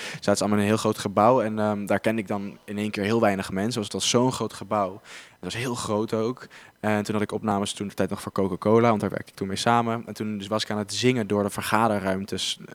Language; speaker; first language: Dutch; native; Dutch